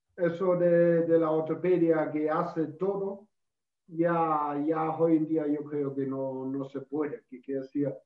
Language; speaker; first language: Spanish; non-native, fluent; German